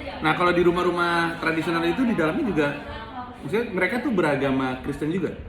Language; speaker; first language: Indonesian; native; Indonesian